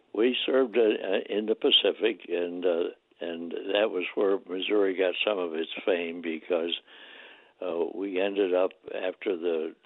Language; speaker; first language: English; native; English